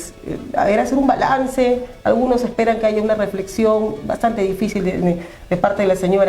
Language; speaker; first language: Spanish; native; Spanish